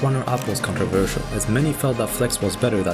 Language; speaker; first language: English; native; English